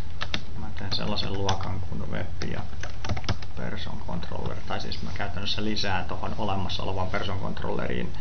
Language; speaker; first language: Finnish; native; Finnish